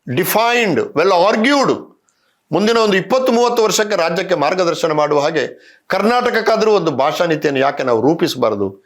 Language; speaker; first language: Kannada; non-native, local second language; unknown